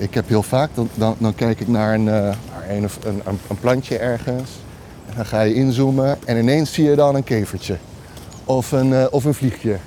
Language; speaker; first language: Dutch; native; Dutch